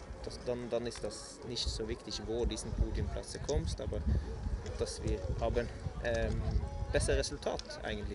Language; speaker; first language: German; non-native, learner; Norwegian